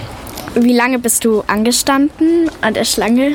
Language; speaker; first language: German; native; German